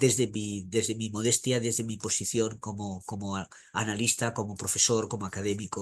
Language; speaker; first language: Spanish; native; Spanish